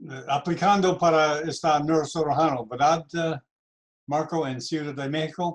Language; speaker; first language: Spanish; non-native, learner; English